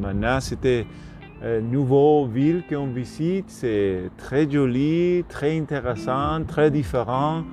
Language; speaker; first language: French; non-native, learner; Spanish